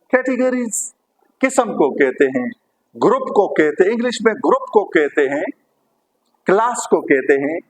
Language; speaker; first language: Urdu; non-native, local second language; Pashto